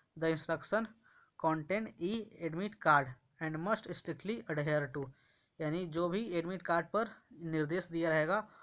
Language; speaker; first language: Hindi; native; Hindi